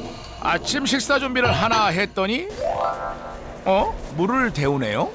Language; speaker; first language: Korean; native; Korean